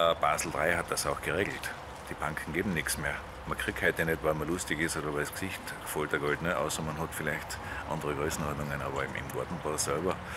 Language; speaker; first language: German; native; German